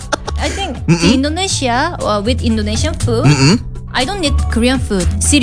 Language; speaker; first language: English; non-native, learner; Korean